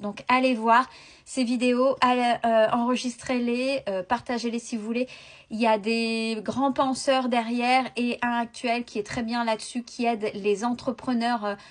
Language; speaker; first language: French; native; French